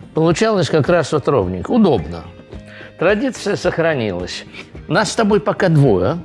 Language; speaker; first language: Russian; native; Russian